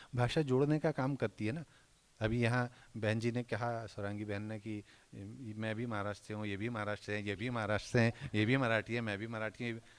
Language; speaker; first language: Hindi; non-native, local second language; Marathi